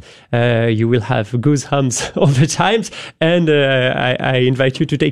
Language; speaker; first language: English; non-native, fluent; French